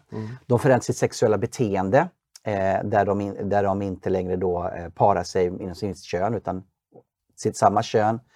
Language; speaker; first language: Swedish; native; Swedish